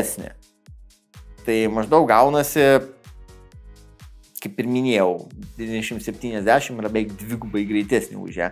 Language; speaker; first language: Lithuanian; native; Lithuanian